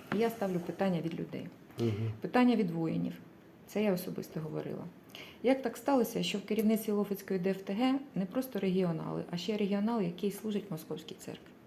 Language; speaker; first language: Ukrainian; native; Ukrainian